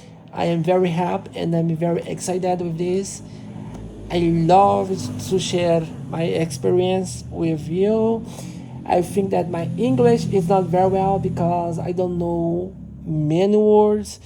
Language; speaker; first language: English; non-native, learner; Portuguese